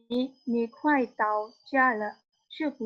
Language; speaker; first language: Chinese; non-native, learner; Indonesian